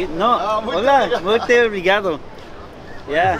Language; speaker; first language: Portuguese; non-native, learner; Spanish